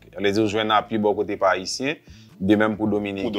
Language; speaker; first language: French; non-native, local second language; Haitian Creole